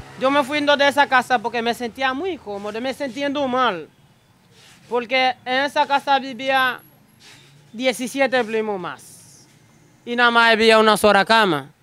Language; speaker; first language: Spanish; non-native, learner; Haitian Creole